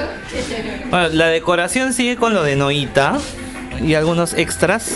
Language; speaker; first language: Spanish; native; Spanish